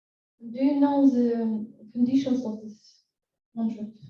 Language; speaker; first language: English; non-native, fluent; Russian